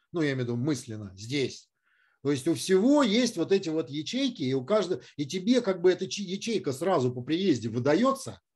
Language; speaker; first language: Russian; native; Russian